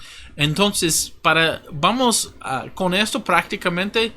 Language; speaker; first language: Spanish; non-native, fluent; English